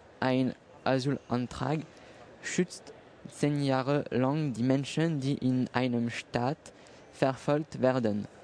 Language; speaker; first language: German; non-native, learner; French